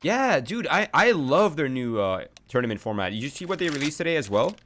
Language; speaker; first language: English; native; English